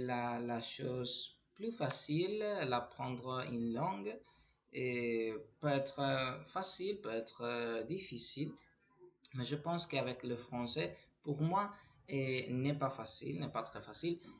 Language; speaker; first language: French; non-native, learner; Spanish